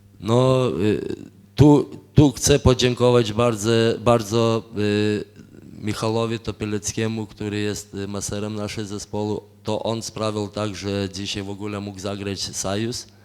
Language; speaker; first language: Polish; non-native, fluent; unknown